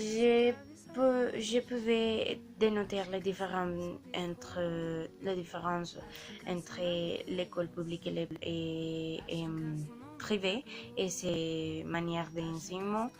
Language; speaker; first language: French; non-native, learner; Spanish